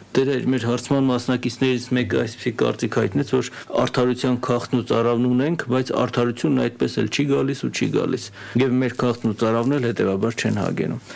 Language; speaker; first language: Armenian; native; Armenian